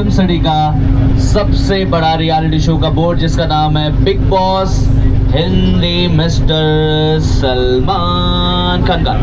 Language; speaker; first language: Hindi; native; Hindi